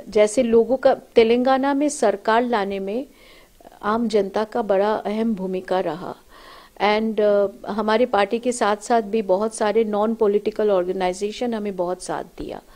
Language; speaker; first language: Hindi; non-native, local second language; Bangla